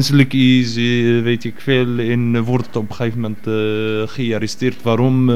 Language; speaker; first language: Dutch; non-native, fluent; Arabic